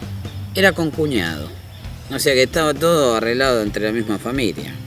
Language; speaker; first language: Spanish; native; Spanish